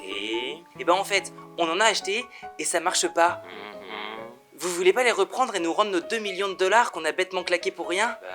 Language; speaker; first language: French; native; French